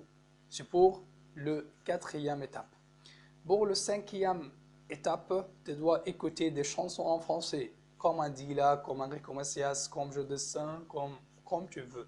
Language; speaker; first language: French; non-native, fluent; Arabic